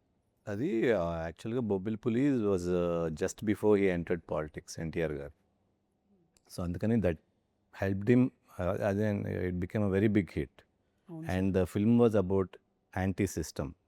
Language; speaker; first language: Telugu; native; Telugu